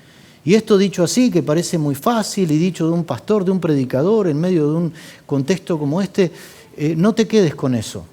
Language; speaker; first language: Spanish; native; Spanish